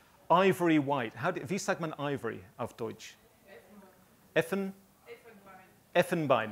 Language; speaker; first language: German; non-native, learner; English